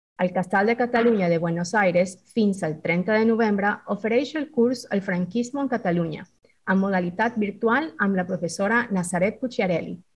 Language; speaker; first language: Catalan; non-native, fluent; Spanish